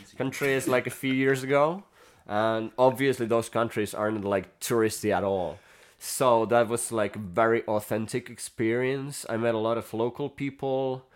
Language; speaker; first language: English; non-native, fluent; Finnish